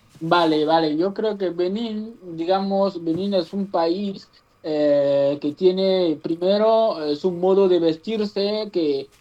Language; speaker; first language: Spanish; non-native, fluent; Fon